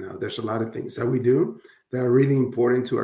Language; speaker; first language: English; early bilingual, other home language; Spanish